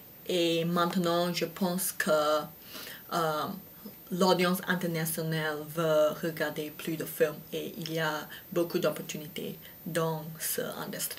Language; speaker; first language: French; non-native, fluent; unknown